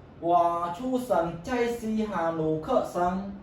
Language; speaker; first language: Chinese; non-native, fluent; Khmer